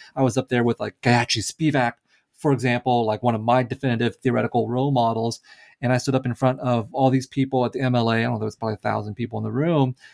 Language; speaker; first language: English; early bilingual, other home language; Vietnamese